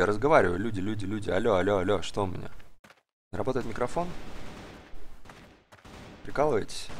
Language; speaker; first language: Russian; native; Russian